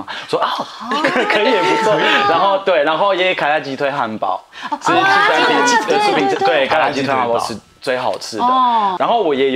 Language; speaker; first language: Chinese; non-native, fluent; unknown